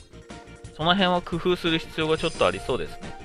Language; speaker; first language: Japanese; native; Japanese